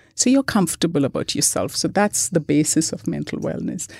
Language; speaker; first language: English; non-native, local second language; Malayalam